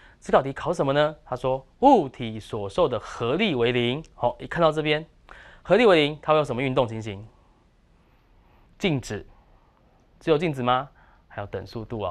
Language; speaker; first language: Chinese; native; Chinese